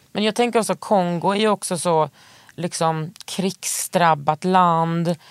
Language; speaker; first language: Swedish; native; Swedish